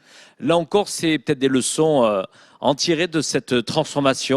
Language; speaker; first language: French; native; French